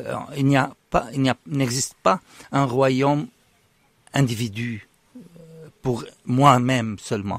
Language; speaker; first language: French; non-native, fluent; Arabic